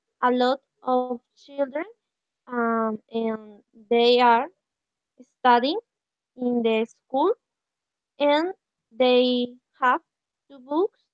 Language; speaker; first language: English; non-native, learner; Spanish